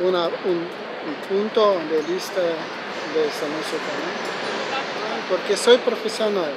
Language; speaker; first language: Spanish; non-native, learner; Ukrainian